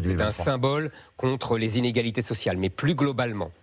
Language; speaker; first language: French; native; French